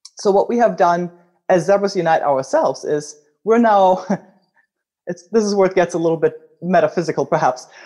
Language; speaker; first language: English; non-native, fluent; German